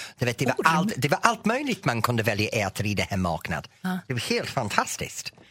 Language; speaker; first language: Swedish; non-native, fluent; English